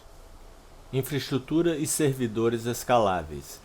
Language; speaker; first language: Portuguese; native; Portuguese